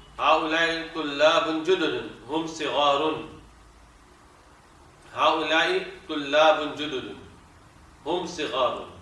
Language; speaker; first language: Arabic; non-native, fluent; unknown